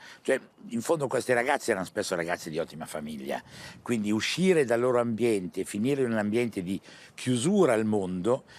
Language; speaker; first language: Italian; native; Italian